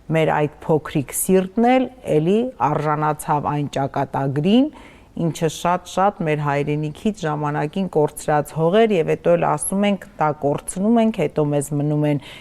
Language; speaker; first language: Armenian; native; Armenian